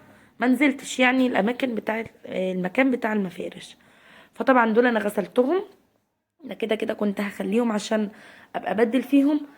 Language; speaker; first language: Arabic; native; Arabic